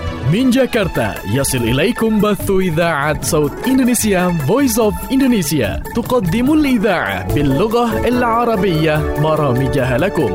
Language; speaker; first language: Arabic; non-native, fluent; Indonesian